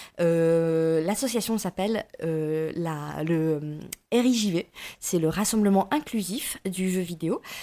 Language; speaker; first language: French; early bilingual, other home language; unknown